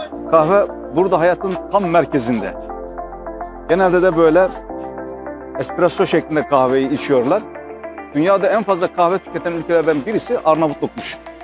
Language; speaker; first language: Turkish; native; Turkish